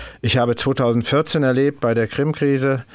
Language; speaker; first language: German; native; German